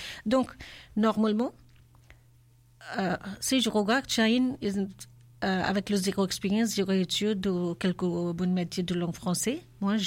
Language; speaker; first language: French; non-native, learner; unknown